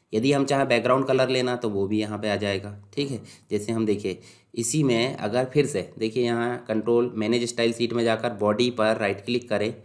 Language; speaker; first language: Hindi; native; Hindi